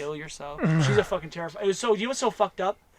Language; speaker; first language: English; native; English